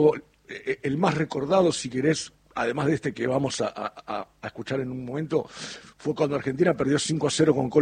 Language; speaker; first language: Spanish; native; Spanish